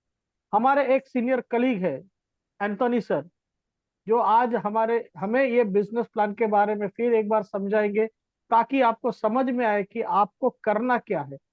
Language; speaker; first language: Hindi; native; Hindi